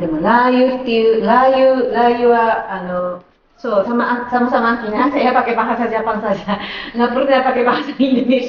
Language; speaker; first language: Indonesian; non-native, fluent; Japanese